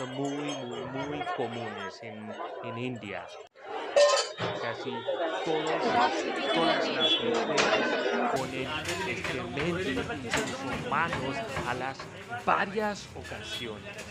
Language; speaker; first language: Spanish; non-native, fluent; Hindi